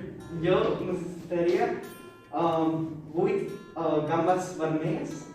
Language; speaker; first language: Catalan; non-native, learner; Spanish